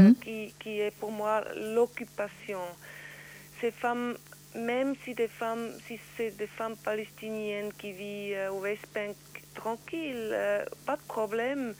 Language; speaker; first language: French; non-native, learner; Swiss German